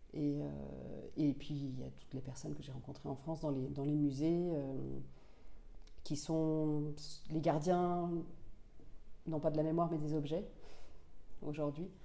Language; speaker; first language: French; non-native, local second language; Finnish